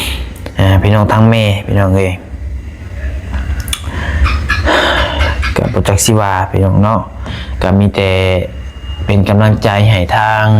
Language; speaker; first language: Thai; non-native, local second language; Lao